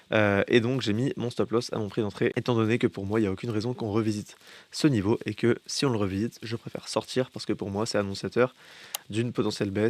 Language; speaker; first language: French; native; French